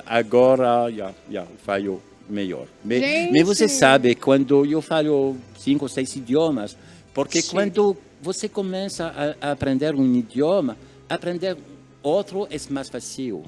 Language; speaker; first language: Portuguese; non-native, learner; French